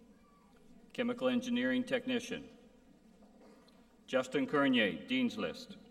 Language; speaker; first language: English; native; English